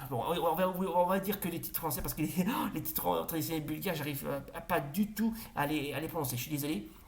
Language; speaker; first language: French; native; French